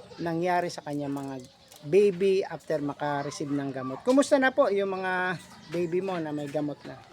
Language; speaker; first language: Filipino; native; Filipino